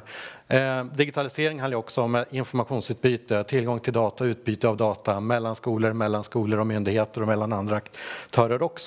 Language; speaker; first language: Swedish; native; Swedish